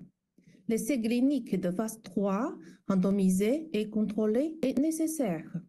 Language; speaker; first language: French; non-native, fluent; Chinese